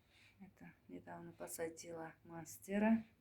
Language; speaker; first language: Russian; non-native, learner; Turkmen